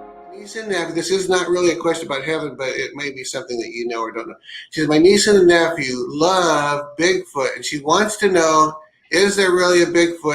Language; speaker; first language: English; native; English